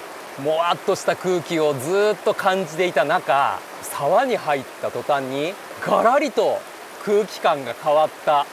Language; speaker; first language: Japanese; native; Japanese